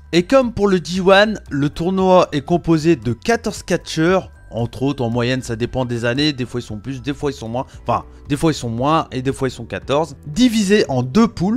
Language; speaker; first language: French; native; French